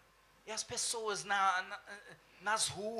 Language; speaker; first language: Portuguese; non-native, fluent; English